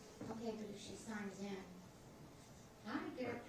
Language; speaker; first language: English; native; English